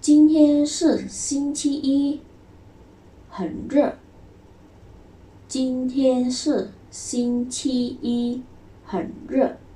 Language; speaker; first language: Chinese; non-native, fluent; Khmer